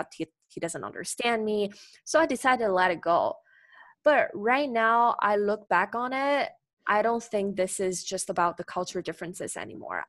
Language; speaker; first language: English; non-native, fluent; Chinese